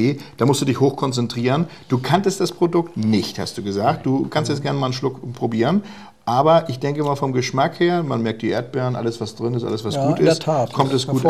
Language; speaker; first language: German; native; German